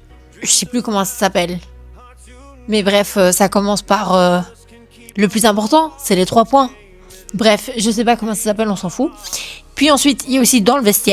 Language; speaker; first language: French; native; French